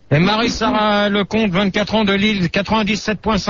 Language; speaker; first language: French; native; French